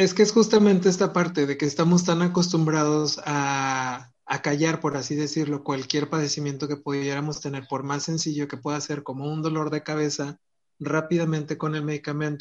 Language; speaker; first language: Spanish; native; Spanish